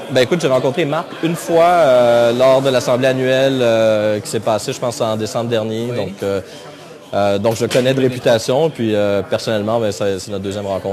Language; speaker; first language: French; native; French